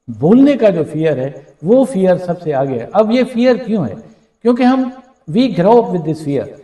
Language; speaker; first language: Urdu; non-native, local second language; Sindhi